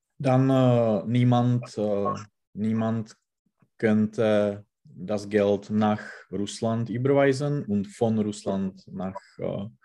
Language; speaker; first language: German; non-native, learner; Czech